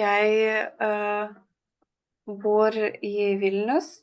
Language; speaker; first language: Norwegian; non-native, learner; Lithuanian